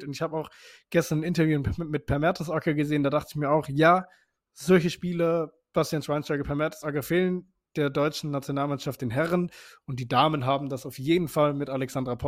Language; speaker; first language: German; native; German